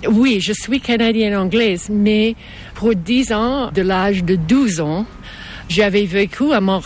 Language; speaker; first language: French; non-native, local second language; English